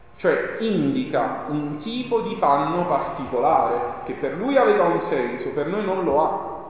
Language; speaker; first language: Italian; native; Italian